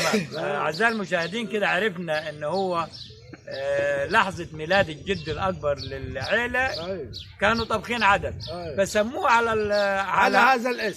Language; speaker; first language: Arabic; native; Arabic